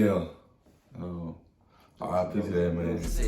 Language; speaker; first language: English; native; English